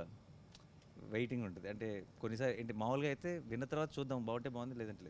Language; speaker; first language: Telugu; native; Telugu